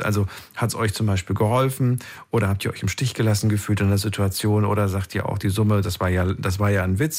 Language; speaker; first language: German; native; German